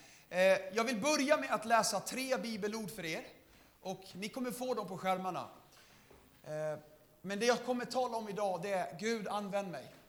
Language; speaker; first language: Swedish; native; Swedish